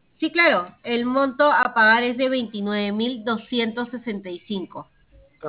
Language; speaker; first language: Spanish; native; Spanish